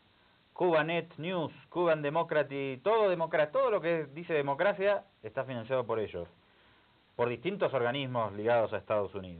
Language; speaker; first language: Spanish; native; Spanish